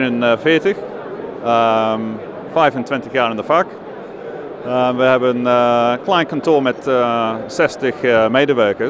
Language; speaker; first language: Dutch; non-native, fluent; English